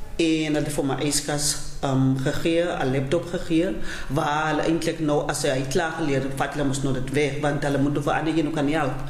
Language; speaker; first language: Afrikaans; non-native, local second language; Southern Sotho